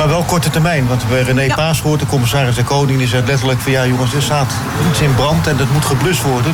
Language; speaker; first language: Dutch; native; Dutch